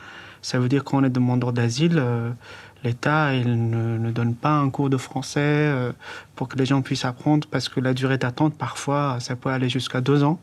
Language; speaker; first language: French; non-native, fluent; Persian